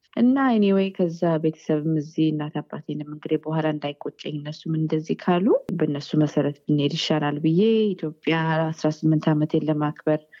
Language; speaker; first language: Amharic; early bilingual, heritage; Amharic